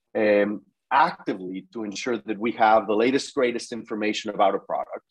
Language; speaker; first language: English; non-native, fluent; Spanish